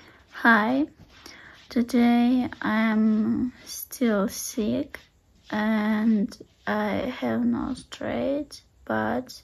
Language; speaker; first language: English; non-native, learner; Russian